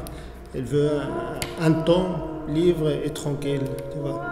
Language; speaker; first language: French; non-native, fluent; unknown